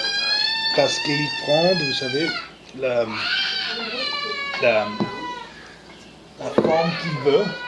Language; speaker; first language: French; non-native, fluent; Spanish